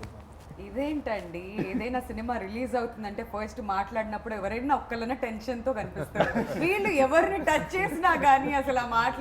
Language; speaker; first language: Telugu; native; Telugu